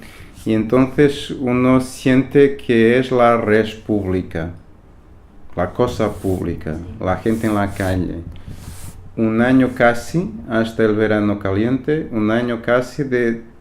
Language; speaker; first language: Spanish; non-native, fluent; Portuguese